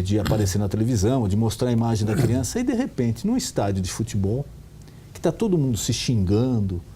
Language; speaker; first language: Portuguese; native; Portuguese